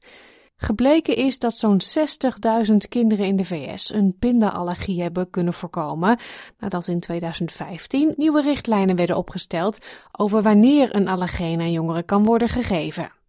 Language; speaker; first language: Dutch; native; Dutch